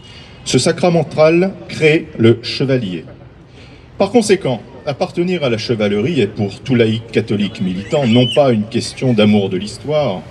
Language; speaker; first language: French; native; French